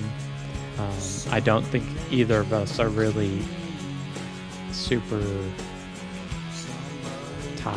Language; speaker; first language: English; native; English